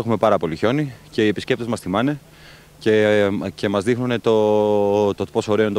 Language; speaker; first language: Greek; native; Greek